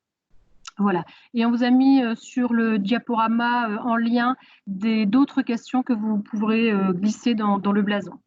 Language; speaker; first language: French; native; French